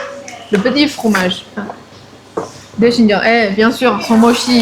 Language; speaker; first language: French; early bilingual, other home language; Chinese